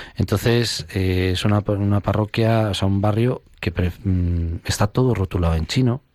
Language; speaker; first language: Spanish; native; Spanish